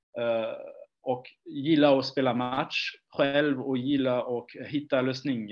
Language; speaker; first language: Swedish; non-native, fluent; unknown